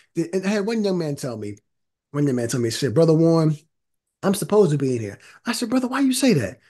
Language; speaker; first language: English; native; English